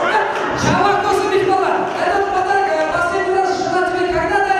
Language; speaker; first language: Russian; non-native, local second language; Uyghur